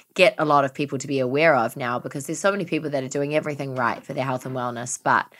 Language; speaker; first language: English; native; English